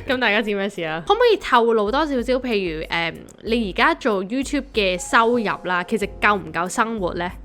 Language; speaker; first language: Cantonese; native; Cantonese